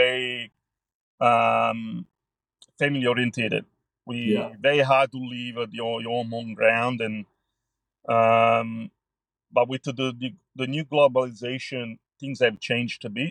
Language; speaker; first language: English; non-native, fluent; Italian